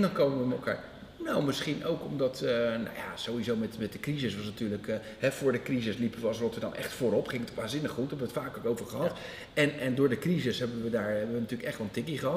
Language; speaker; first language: Dutch; native; Dutch